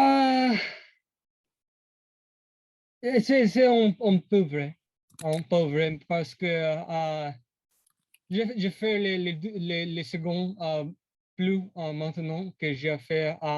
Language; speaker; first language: French; non-native, learner; English